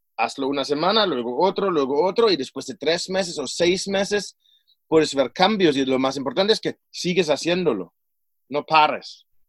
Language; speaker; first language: Spanish; non-native, fluent; German